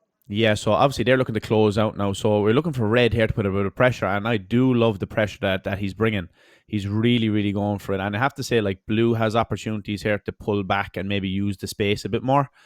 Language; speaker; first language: English; native; English